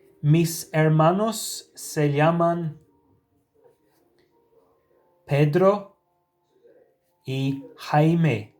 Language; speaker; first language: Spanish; non-native, fluent; English